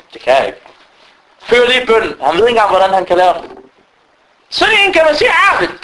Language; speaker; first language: Danish; early bilingual, other home language; Arabic